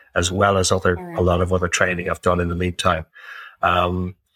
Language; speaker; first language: English; native; English